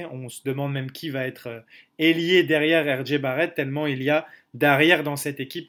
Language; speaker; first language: French; native; French